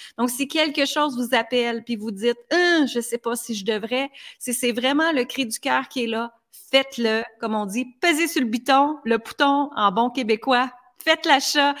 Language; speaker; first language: French; native; French